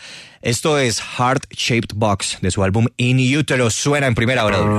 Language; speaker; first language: Spanish; native; Spanish